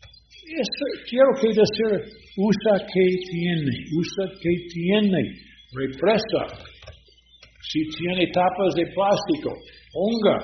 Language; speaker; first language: Spanish; non-native, learner; English